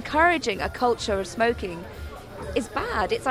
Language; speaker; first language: English; native; English